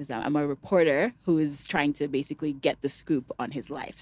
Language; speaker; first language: English; non-native, local second language; Yoruba